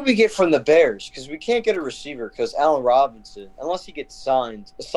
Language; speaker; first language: English; native; English